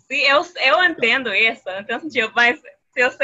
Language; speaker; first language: Portuguese; non-native, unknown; Spanish